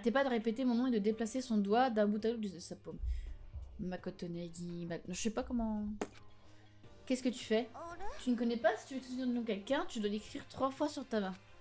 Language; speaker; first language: French; native; French